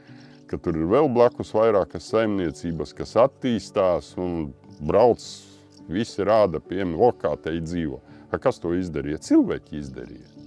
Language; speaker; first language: Latvian; native; Latvian